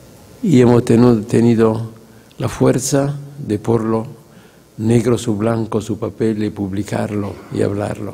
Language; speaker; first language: Spanish; non-native, fluent; Italian